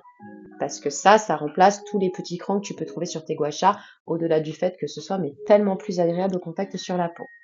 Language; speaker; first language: French; native; French